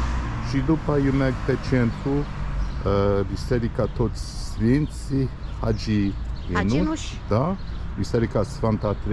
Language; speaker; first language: Romanian; non-native, learner; English